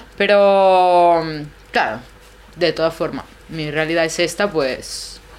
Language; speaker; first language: Spanish; non-native, fluent; Italian